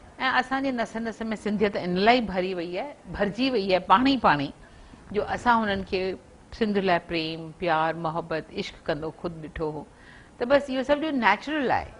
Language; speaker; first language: Sindhi; early bilingual, heritage; Sindhi